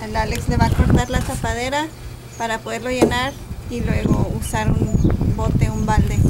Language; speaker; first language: Spanish; early bilingual, heritage; Spanish